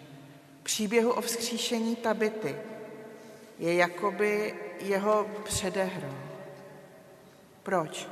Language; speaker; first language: Czech; native; Czech